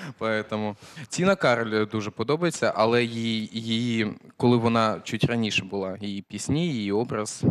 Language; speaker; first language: Ukrainian; early bilingual, heritage; Russian